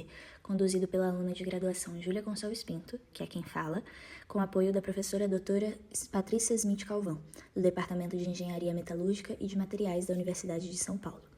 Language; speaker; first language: Portuguese; native; Portuguese